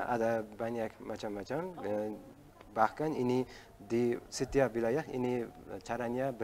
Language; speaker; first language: Indonesian; non-native, learner; Uzbek